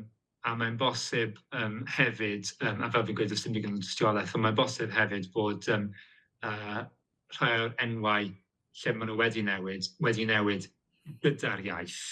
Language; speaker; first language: Welsh; native; Welsh